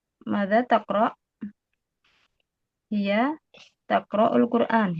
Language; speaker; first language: Arabic; non-native, learner; Indonesian